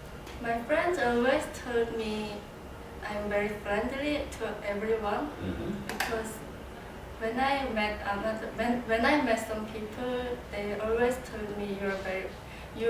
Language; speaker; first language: English; non-native, learner; Korean